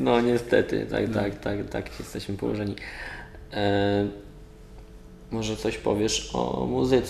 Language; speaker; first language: Polish; native; Polish